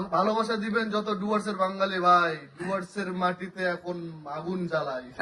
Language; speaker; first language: Bangla; non-native, local second language; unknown